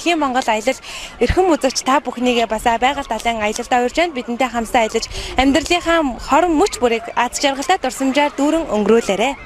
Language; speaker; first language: Mongolian; native; Mongolian